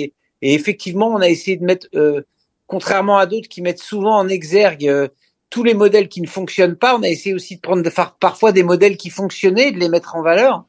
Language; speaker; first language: French; native; French